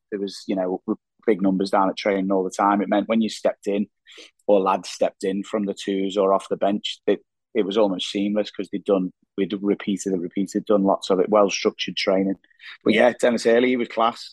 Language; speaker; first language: English; native; English